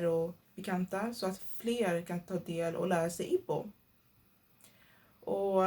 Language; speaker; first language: Swedish; non-native, fluent; Igbo